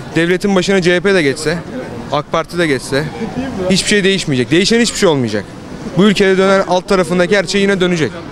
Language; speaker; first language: Turkish; native; Turkish